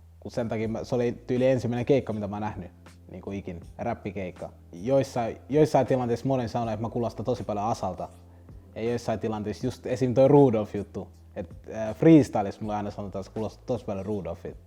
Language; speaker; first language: Finnish; early bilingual, other home language; Lingala